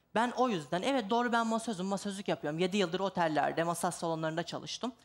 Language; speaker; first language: Turkish; native; Turkish